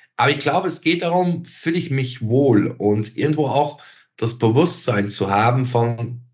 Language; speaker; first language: German; non-native, fluent; Dutch